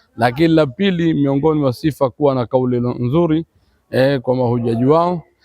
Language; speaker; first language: Swahili; native; Swahili